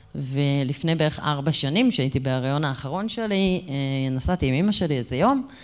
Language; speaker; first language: Hebrew; native; Hebrew